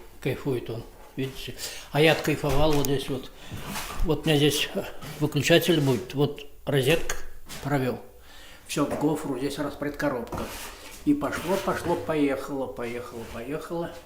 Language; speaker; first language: Russian; native; Russian